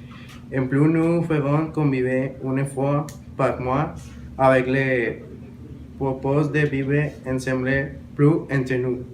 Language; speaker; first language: French; non-native, learner; Spanish